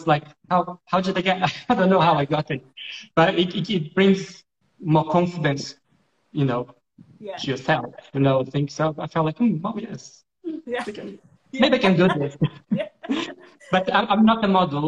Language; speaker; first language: English; non-native, fluent; Portuguese